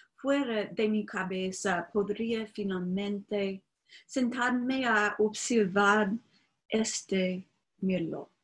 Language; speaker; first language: Spanish; non-native, fluent; English